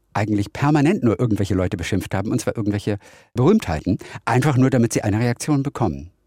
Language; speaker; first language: German; native; German